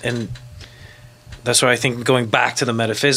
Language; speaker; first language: English; native; English